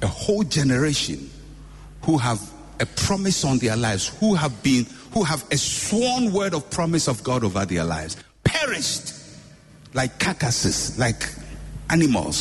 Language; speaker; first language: English; non-native, local second language; Akan